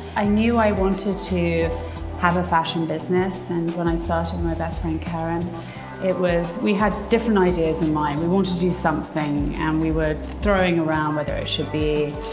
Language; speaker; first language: English; native; English